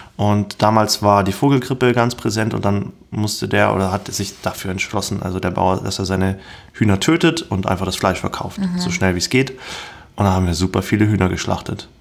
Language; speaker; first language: German; native; German